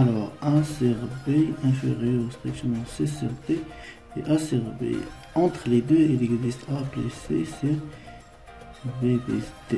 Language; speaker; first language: French; non-native, local second language; Arabic